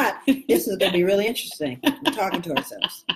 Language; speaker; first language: English; native; English